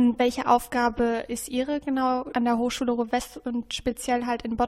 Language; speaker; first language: German; native; German